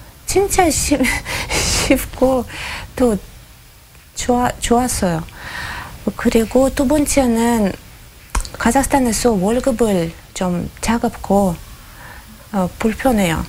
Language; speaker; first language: Korean; non-native, learner; Russian